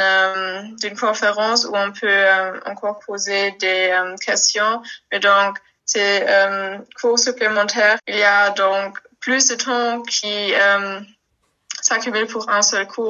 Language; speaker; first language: French; non-native, local second language; Luxembourgish